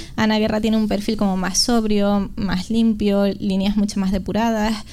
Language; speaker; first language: Spanish; native; Spanish